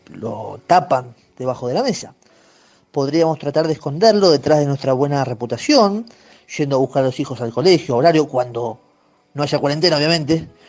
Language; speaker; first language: Spanish; native; Spanish